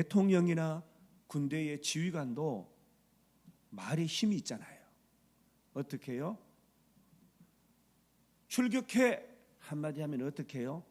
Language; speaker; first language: Korean; native; Korean